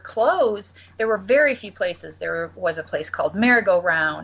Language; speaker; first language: English; native; English